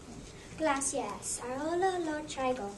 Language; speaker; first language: Spanish; non-native, learner; English